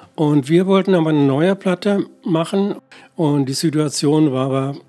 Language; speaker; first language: German; native; German